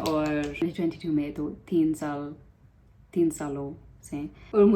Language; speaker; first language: Hindi; non-native, learner; English